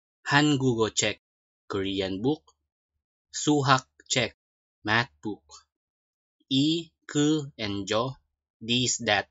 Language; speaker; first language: English; non-native, local second language; Filipino